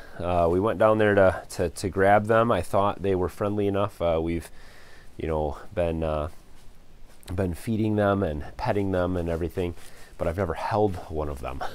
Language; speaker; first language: English; native; English